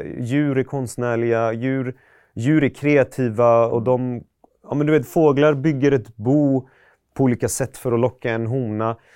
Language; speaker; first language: Swedish; early bilingual, other home language; Persian